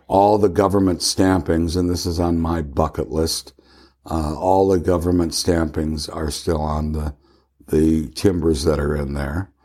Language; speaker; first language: English; native; English